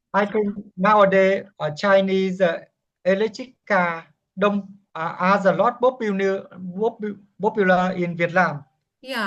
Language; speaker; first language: English; non-native, learner; Vietnamese